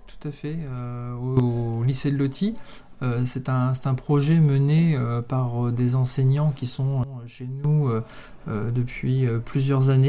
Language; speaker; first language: French; native; French